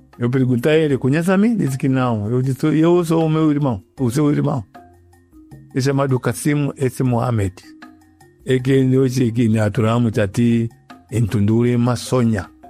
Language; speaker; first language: Portuguese; non-native, local second language; Yao